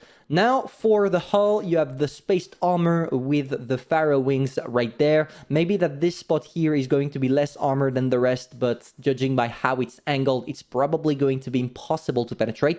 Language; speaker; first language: English; non-native, fluent; French